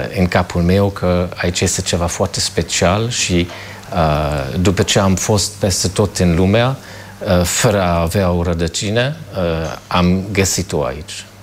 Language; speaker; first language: Romanian; non-native, fluent; German